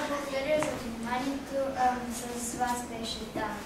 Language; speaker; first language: Bulgarian; early bilingual, other home language; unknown